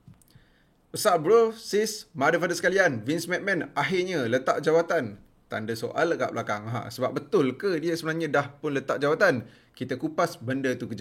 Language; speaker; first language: Malay; native; Malay